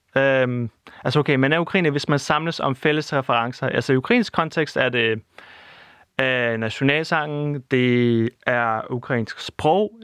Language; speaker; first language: Danish; non-native, fluent; Russian